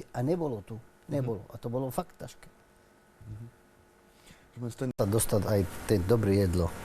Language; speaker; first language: Slovak; non-native, learner; Arabic